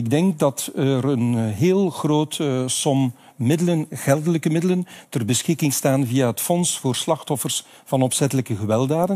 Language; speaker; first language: Dutch; native; Dutch